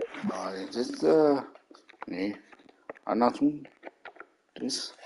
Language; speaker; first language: German; non-native, learner; Vietnamese